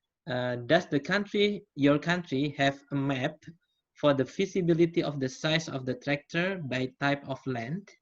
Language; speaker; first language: English; non-native, fluent; Indonesian